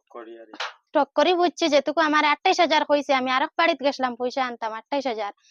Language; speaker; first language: Bangla; native; Bangla